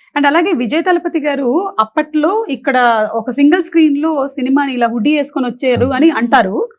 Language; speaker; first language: Telugu; non-native, local second language; Malayalam